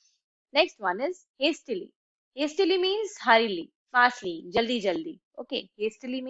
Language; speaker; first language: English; non-native, local second language; Hindi